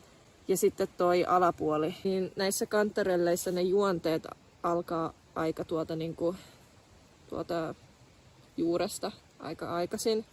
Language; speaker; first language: Finnish; native; Finnish